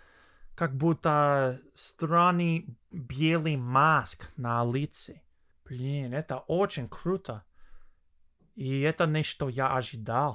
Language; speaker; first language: Russian; non-native, fluent; English